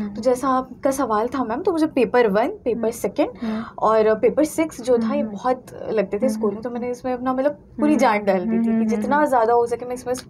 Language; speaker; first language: Hindi; native; Hindi